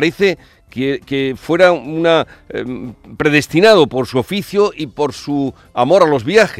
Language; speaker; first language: Spanish; native; Spanish